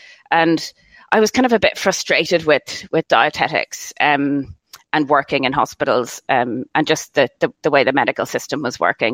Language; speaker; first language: English; native; English